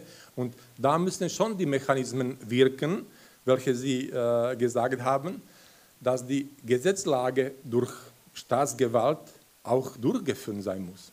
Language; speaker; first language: German; non-native, fluent; Slovak